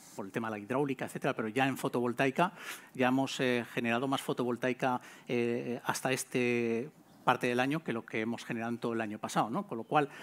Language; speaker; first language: Spanish; native; Spanish